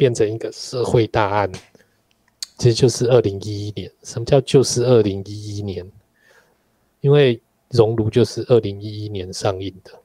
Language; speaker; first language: Chinese; native; Chinese